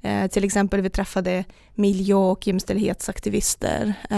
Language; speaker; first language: Swedish; non-native, fluent; Russian